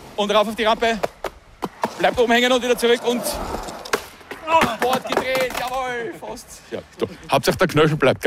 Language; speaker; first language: German; native; German